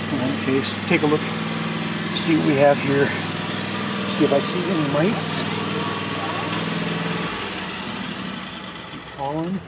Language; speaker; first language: English; native; English